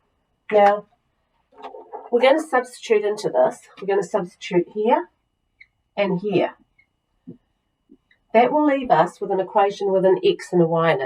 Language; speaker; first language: English; native; English